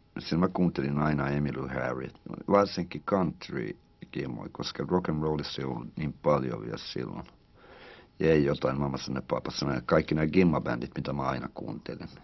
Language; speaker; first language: Finnish; early bilingual, heritage; Finnish